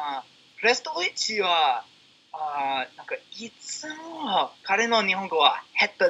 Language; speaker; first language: Japanese; non-native, learner; English